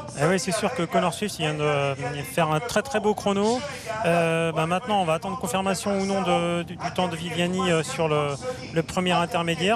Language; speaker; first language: French; native; French